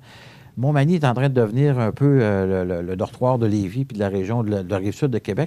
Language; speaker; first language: French; native; French